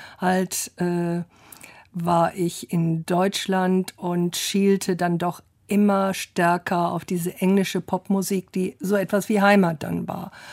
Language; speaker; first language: German; early bilingual, other home language; English